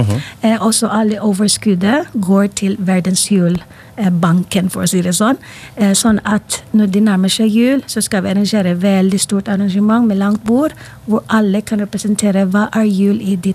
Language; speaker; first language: Norwegian; non-native, fluent; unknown